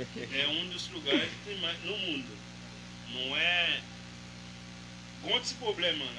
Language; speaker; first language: Portuguese; non-native, fluent; Haitian Creole